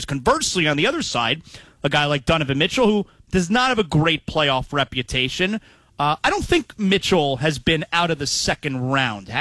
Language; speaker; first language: English; native; English